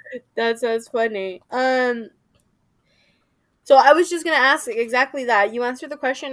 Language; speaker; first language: English; native; English